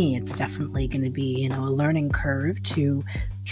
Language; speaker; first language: English; native; English